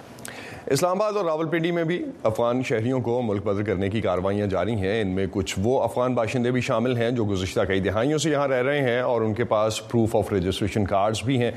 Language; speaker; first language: Urdu; native; Urdu